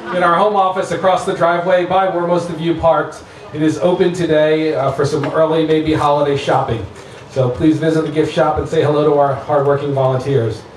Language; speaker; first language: English; native; English